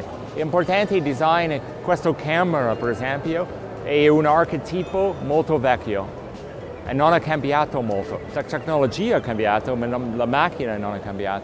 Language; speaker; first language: Italian; non-native, learner; English